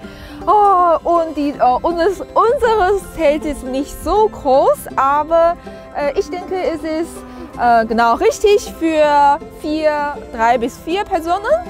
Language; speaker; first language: German; non-native, fluent; Chinese